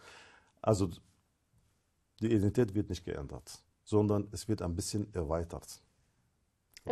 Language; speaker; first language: German; non-native, fluent; Arabic